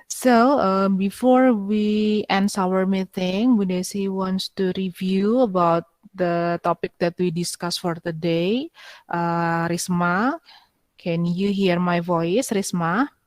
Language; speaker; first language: English; non-native, fluent; Indonesian